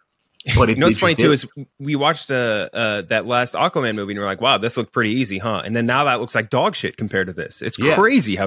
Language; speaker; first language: English; native; English